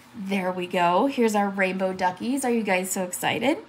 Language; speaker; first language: English; native; English